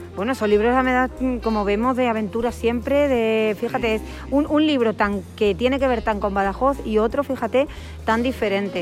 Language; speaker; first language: Spanish; native; Spanish